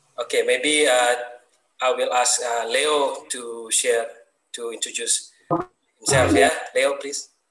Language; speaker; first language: English; non-native, learner; Indonesian